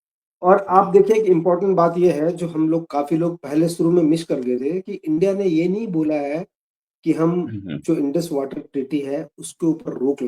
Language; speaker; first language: Hindi; native; Hindi